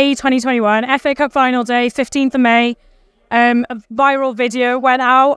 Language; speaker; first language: English; native; English